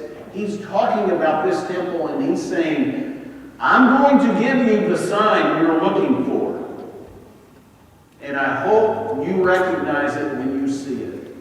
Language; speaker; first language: English; native; English